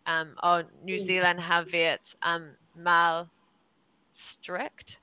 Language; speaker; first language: Danish; early bilingual, heritage; English